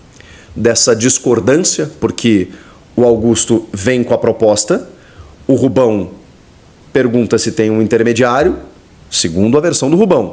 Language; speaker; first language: Portuguese; native; Portuguese